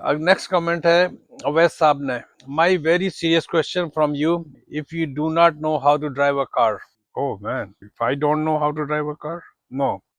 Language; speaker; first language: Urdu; native; Urdu